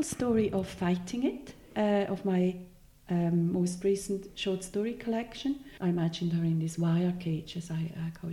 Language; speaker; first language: English; non-native, fluent; Swiss German